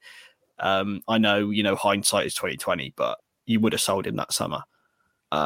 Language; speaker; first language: English; native; English